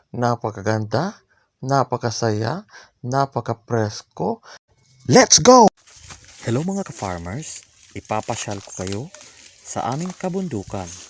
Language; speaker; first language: Filipino; native; Filipino